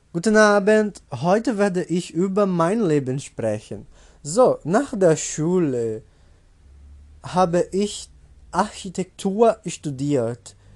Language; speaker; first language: German; non-native, learner; Portuguese